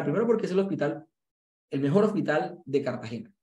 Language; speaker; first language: Spanish; native; Spanish